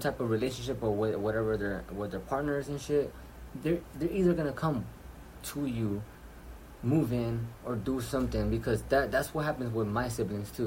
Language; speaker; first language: English; early bilingual, other home language; Spanish